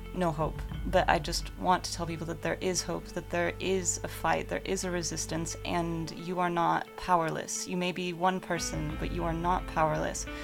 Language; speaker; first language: English; early bilingual, other home language; Ukrainian